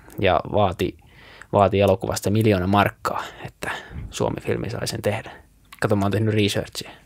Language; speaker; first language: Finnish; native; Finnish